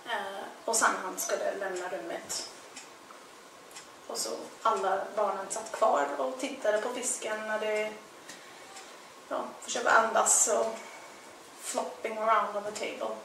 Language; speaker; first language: Swedish; non-native, fluent; English